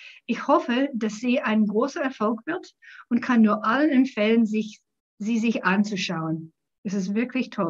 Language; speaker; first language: German; non-native, fluent; English